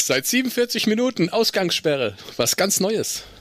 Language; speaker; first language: German; native; German